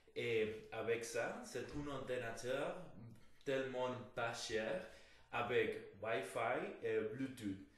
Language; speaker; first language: French; non-native, fluent; Spanish